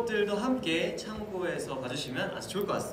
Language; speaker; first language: Korean; native; Korean